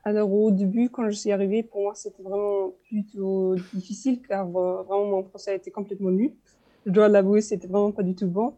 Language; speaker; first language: French; non-native, fluent; German